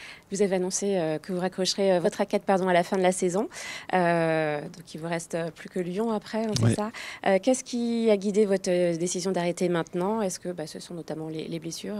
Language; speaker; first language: French; native; French